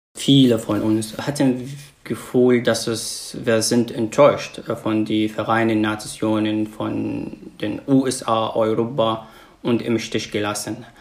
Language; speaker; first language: German; non-native, fluent; Arabic